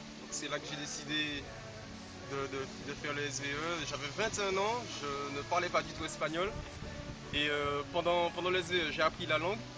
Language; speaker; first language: French; native; French